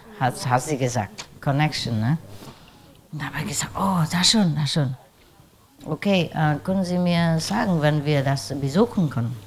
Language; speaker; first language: German; non-native, learner; Vietnamese